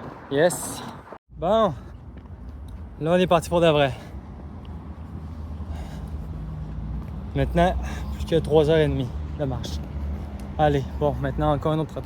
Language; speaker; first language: French; native; French